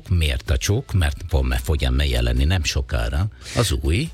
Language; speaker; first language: Hungarian; non-native, fluent; Italian